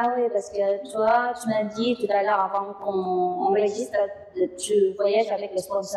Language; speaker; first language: French; non-native, fluent; Indonesian